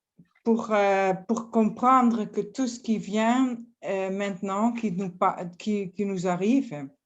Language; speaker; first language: French; non-native, fluent; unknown